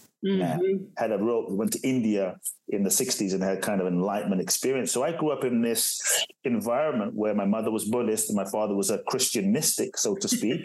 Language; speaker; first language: English; native; English